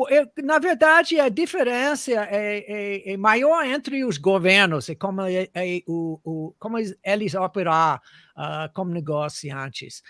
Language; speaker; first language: Portuguese; non-native, fluent; English